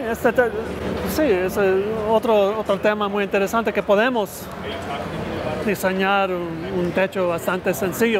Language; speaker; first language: Spanish; early bilingual, heritage; Spanish